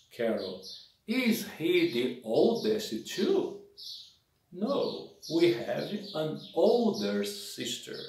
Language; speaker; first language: English; non-native, fluent; Portuguese